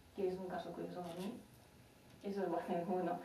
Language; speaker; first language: Spanish; non-native, fluent; Japanese